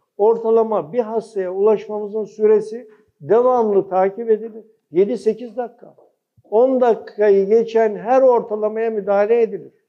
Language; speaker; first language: Turkish; early bilingual, heritage; Turkish